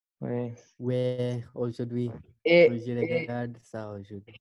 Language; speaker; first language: French; non-native, learner; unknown